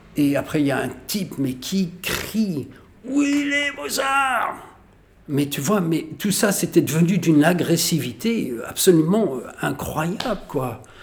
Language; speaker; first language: French; native; French